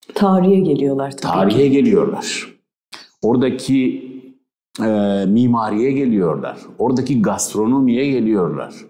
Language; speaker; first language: Turkish; non-native, local second language; Kurdish